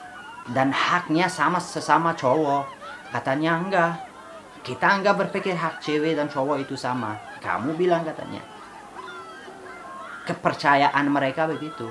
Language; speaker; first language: Indonesian; non-native, fluent; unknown